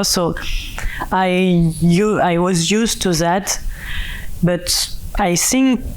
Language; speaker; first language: English; non-native, fluent; French